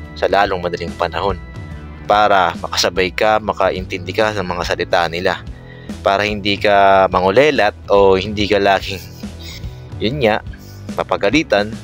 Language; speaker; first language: Filipino; native; Filipino